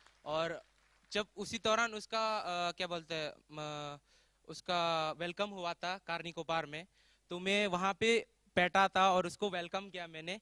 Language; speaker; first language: Hindi; non-native, local second language; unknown